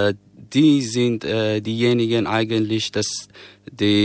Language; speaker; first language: German; non-native, fluent; Persian